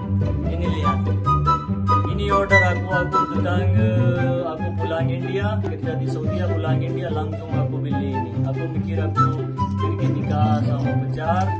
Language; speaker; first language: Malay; non-native, learner; Urdu